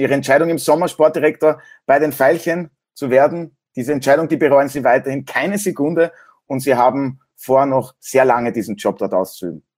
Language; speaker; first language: German; native; German